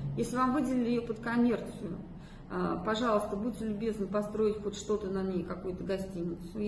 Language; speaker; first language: Russian; native; Russian